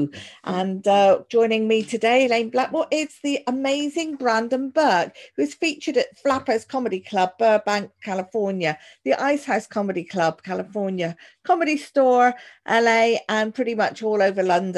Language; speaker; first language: English; native; English